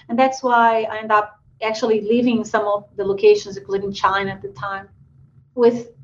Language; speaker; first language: English; non-native, fluent; Portuguese